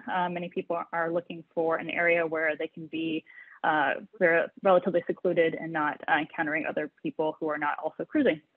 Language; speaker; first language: English; native; English